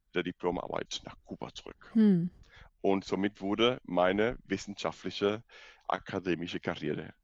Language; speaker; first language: German; non-native, fluent; Spanish